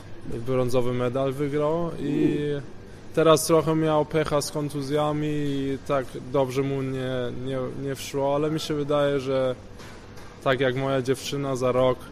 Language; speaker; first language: Polish; early bilingual, heritage; Polish